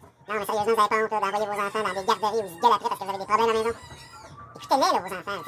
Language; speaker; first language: French; native; French